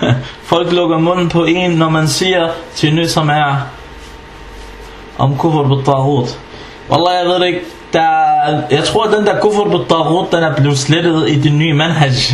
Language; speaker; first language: Danish; non-native, fluent; Arabic